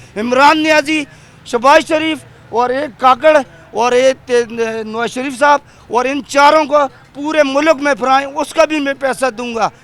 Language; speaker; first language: Urdu; non-native, local second language; Pashto